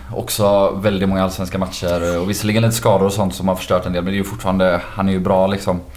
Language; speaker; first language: Swedish; native; Swedish